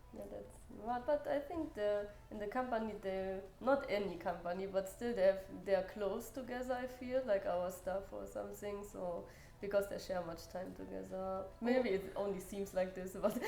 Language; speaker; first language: English; non-native, fluent; German